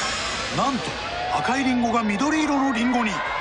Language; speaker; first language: Japanese; native; Japanese